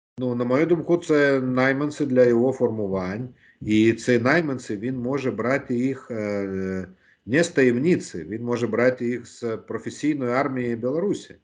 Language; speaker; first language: Ukrainian; non-native, local second language; Russian